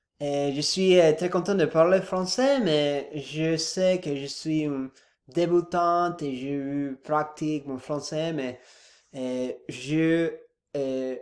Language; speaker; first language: French; non-native, learner; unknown